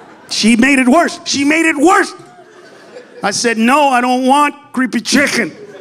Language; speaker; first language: English; early bilingual, other home language; Spanish